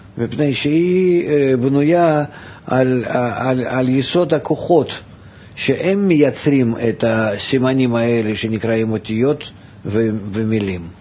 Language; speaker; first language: Hebrew; non-native, fluent; Russian